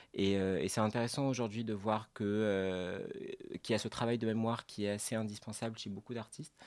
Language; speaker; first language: French; non-native, local second language; Arabic